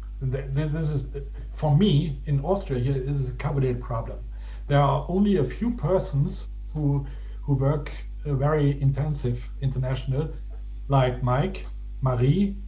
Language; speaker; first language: English; non-native, fluent; German